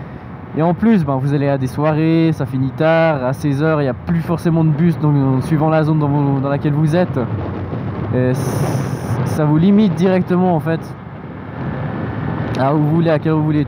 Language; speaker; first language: French; native; French